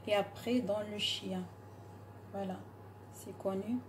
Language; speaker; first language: French; non-native, local second language; Arabic